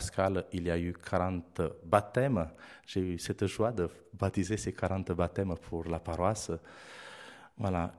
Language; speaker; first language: French; non-native, fluent; Romanian